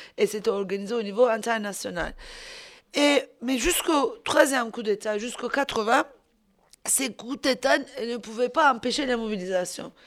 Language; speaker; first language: French; non-native, fluent; Turkish